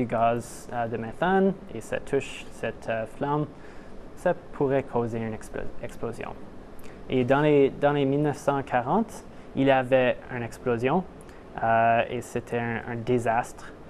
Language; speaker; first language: French; non-native, local second language; English